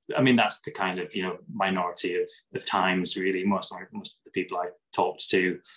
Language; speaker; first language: English; native; English